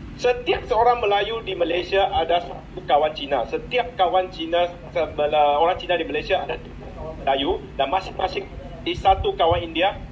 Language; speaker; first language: Malay; non-native, local second language; Chinese